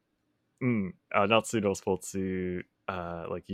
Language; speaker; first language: Japanese; non-native, learner; English